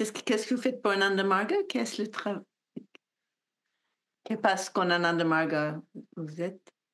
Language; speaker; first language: French; non-native, learner; Spanish